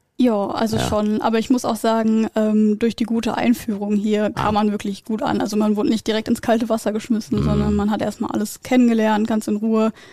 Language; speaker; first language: German; native; German